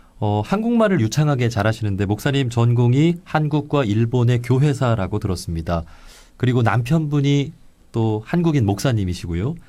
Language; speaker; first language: Korean; native; Korean